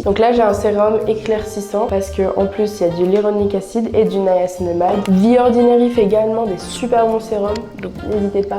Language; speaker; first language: French; native; French